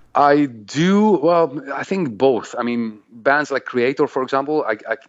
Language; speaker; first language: English; non-native, fluent; Greek